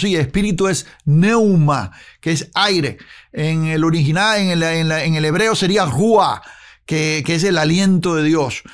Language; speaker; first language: Spanish; native; Spanish